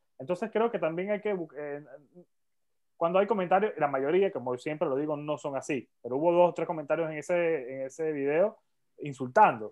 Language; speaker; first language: Spanish; native; Spanish